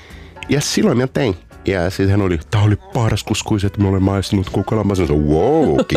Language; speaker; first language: Finnish; non-native, learner; Portuguese